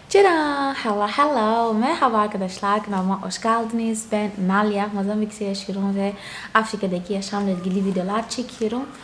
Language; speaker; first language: Turkish; non-native, fluent; Portuguese